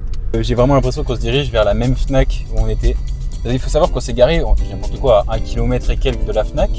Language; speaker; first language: French; native; French